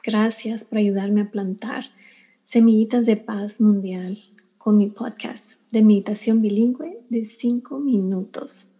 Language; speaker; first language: Spanish; early bilingual, heritage; Spanish